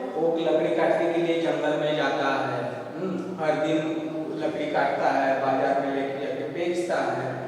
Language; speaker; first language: Hindi; non-native, local second language; Marathi